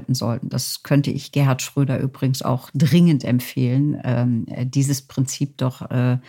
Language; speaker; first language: German; native; German